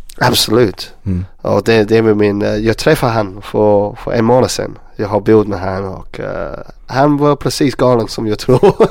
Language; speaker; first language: Swedish; non-native, learner; English